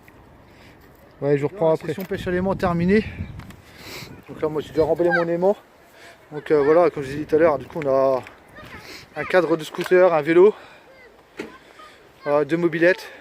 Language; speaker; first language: French; native; French